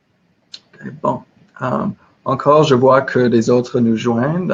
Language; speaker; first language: French; non-native, learner; English